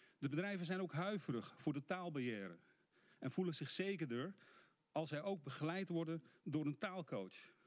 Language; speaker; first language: Dutch; native; Dutch